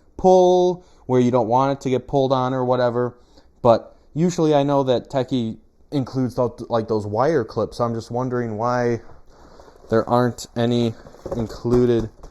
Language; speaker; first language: English; native; English